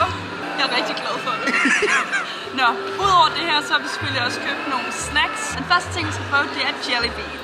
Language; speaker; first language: Danish; native; Danish